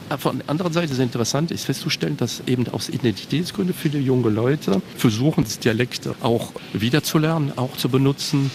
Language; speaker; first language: German; non-native, local second language; French